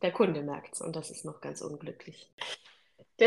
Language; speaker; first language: German; native; German